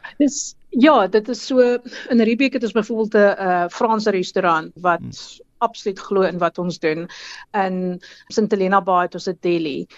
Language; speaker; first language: Afrikaans; native; Afrikaans